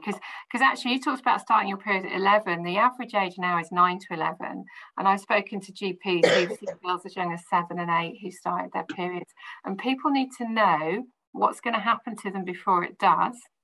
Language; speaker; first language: English; native; English